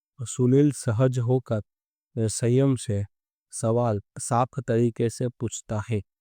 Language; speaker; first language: Hindi; non-native, local second language; Gujarati